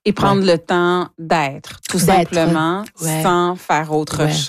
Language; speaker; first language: French; native; French